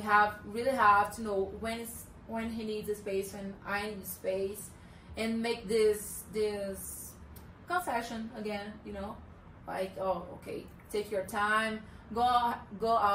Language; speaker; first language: English; non-native, learner; Portuguese